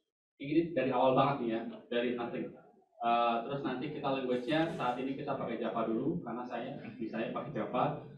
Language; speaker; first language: Indonesian; native; Indonesian